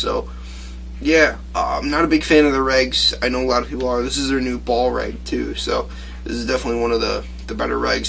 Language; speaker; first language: English; native; English